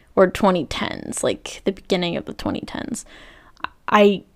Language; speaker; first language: English; native; English